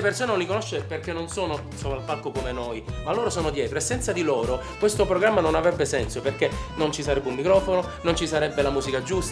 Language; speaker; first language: Italian; native; Italian